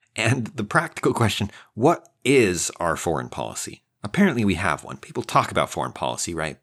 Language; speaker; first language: English; native; English